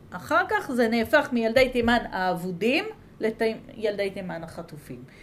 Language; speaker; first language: Hebrew; native; Hebrew